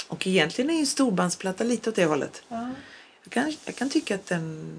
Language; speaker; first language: Swedish; non-native, local second language; Polish